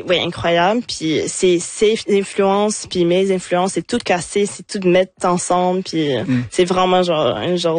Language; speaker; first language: French; non-native, local second language; English